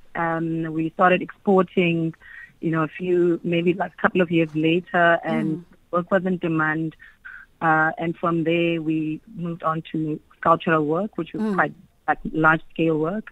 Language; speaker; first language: English; non-native, local second language; Xhosa